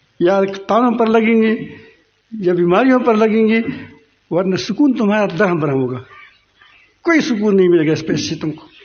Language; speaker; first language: Urdu; non-native, local second language; Pashto